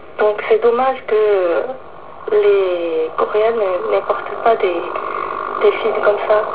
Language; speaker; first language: French; non-native, fluent; Korean